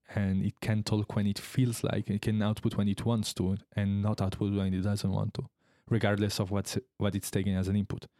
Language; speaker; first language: English; non-native, fluent; Italian